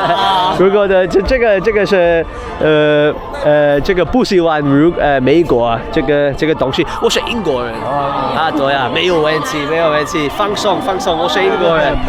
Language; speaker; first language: Chinese; non-native, learner; English